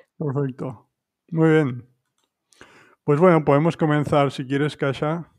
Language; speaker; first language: Spanish; native; Spanish